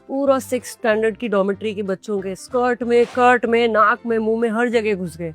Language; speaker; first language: Hindi; native; Hindi